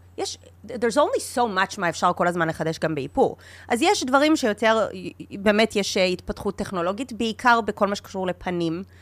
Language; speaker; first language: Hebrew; early bilingual, heritage; English